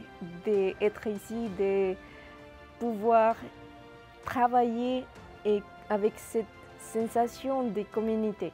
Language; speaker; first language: French; non-native, fluent; Spanish